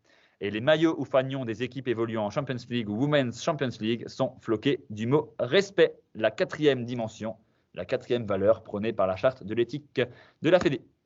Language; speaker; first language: French; native; French